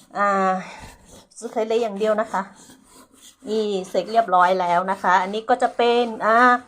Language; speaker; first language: Thai; non-native, local second language; Hmong